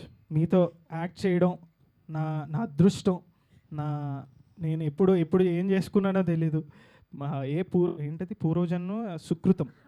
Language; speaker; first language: Telugu; native; Telugu